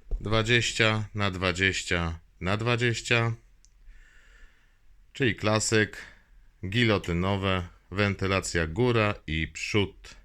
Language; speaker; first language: Polish; native; Polish